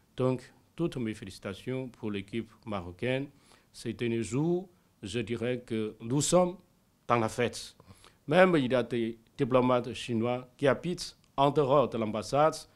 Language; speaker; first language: French; non-native, fluent; Chinese